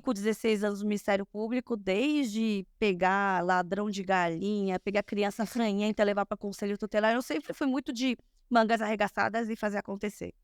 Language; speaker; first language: Portuguese; early bilingual, other home language; Korean